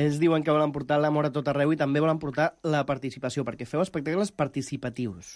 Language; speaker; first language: Catalan; native; Catalan